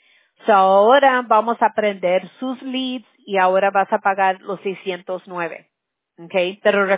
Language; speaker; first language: Spanish; early bilingual, heritage; Spanish